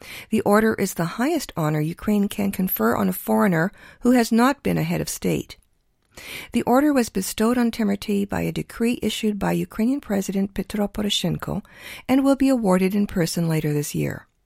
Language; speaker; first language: English; early bilingual, other home language; Ukrainian